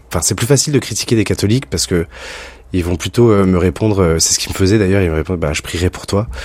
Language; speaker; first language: French; native; French